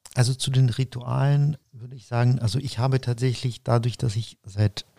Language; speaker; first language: German; non-native, fluent; Ukrainian